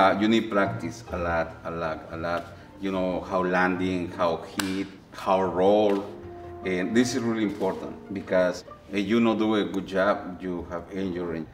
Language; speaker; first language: English; non-native, learner; Spanish